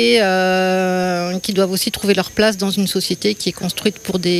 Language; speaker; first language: French; native; French